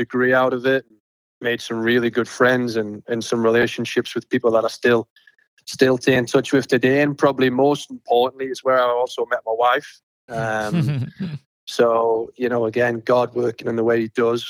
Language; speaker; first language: English; native; English